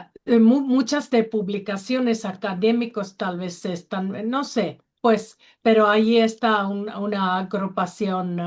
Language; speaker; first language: Spanish; non-native, learner; Finnish